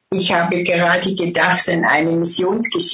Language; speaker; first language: German; non-native, fluent; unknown